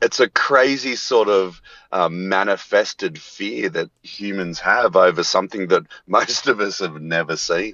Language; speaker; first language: English; native; English